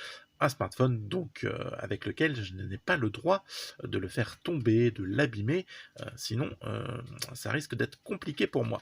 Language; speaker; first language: French; native; French